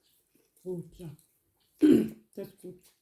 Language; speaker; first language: German; non-native, learner; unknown